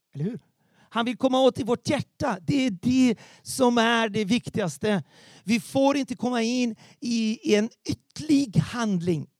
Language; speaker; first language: Swedish; non-native, fluent; Portuguese